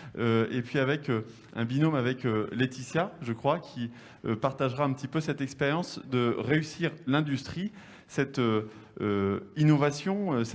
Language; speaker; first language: French; native; French